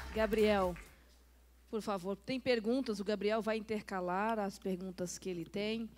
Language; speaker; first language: Portuguese; native; Portuguese